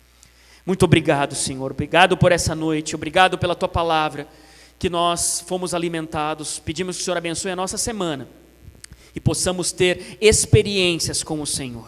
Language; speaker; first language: Portuguese; native; Portuguese